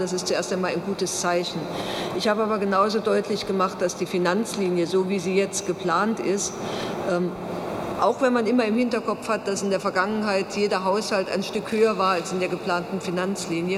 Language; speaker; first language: German; native; German